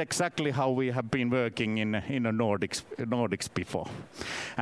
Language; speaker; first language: English; non-native, fluent; Finnish